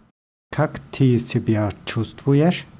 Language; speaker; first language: Russian; non-native, learner; German